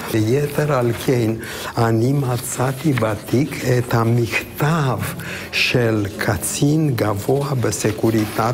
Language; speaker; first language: Hebrew; non-native, fluent; Romanian